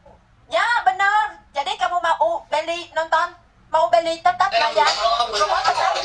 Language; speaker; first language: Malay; non-native, learner; Vietnamese